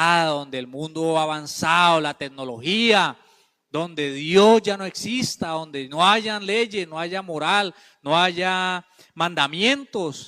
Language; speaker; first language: Spanish; native; Spanish